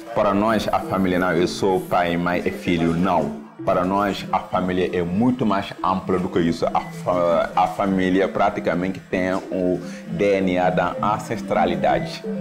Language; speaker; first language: Portuguese; non-native, fluent; Wolof